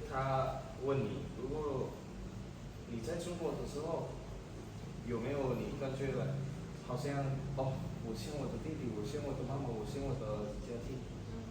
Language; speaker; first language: Chinese; non-native, learner; Indonesian